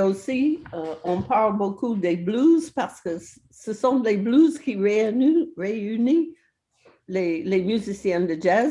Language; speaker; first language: French; non-native, fluent; English